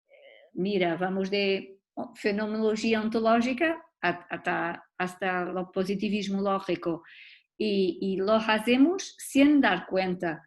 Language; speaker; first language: Spanish; non-native, learner; Portuguese